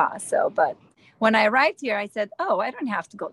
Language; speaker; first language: English; non-native, fluent; Romanian